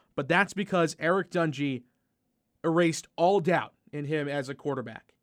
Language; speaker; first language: English; native; English